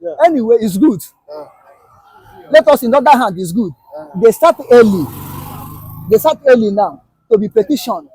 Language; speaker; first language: English; non-native, local second language; Igbo